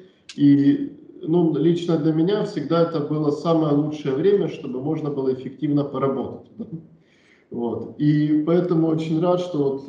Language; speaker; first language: Russian; native; Russian